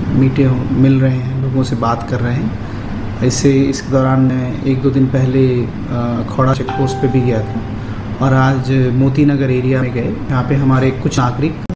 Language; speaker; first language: Hindi; native; Hindi